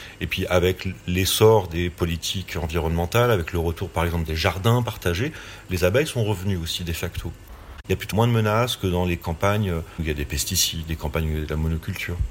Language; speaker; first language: French; native; French